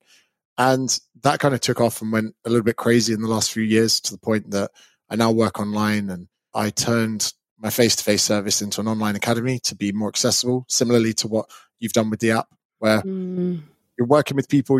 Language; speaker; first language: English; native; English